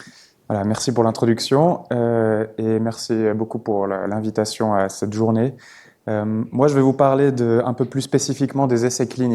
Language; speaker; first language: French; native; French